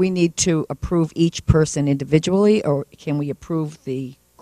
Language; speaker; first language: English; native; English